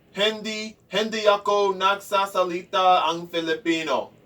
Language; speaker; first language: Filipino; non-native, learner; English